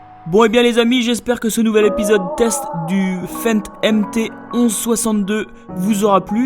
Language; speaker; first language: French; native; French